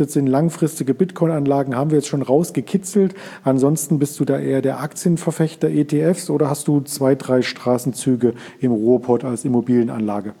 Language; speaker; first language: German; native; German